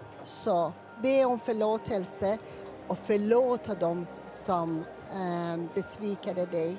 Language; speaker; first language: Swedish; non-native, fluent; Persian